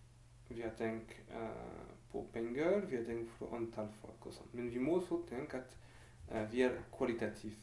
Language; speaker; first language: Norwegian; non-native, learner; French